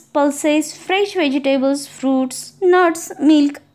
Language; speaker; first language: English; non-native, local second language; Marathi